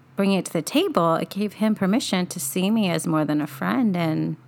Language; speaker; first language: English; native; English